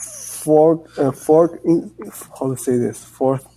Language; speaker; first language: English; non-native, learner; Chinese